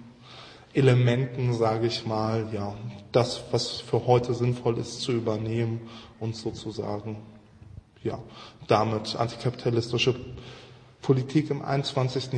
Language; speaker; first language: German; native; German